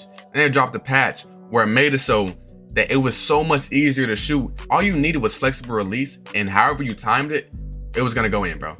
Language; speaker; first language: English; native; English